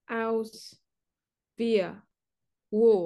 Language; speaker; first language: German; non-native, learner; English